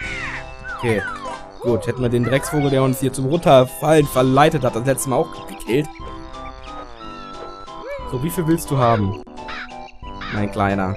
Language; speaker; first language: German; native; German